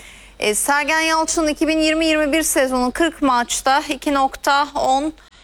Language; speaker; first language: Turkish; native; Turkish